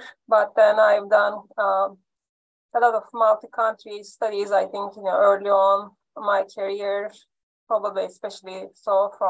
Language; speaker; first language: English; non-native, fluent; Turkish